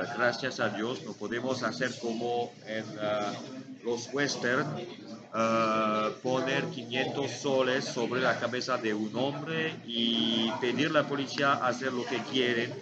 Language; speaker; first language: Spanish; non-native, learner; French